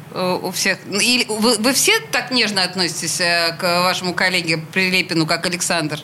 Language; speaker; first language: Russian; native; Russian